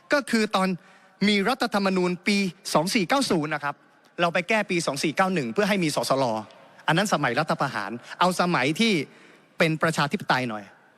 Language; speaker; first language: Thai; native; Thai